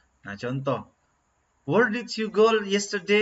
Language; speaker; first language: English; non-native, learner; Indonesian